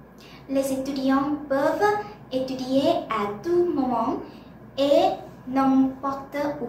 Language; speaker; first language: French; non-native, learner; Vietnamese